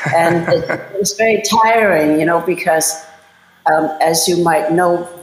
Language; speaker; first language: English; non-native, fluent; German